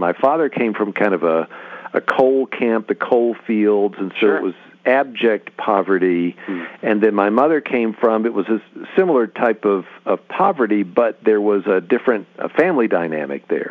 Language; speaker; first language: English; native; English